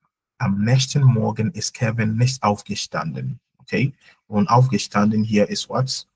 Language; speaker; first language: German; non-native, fluent; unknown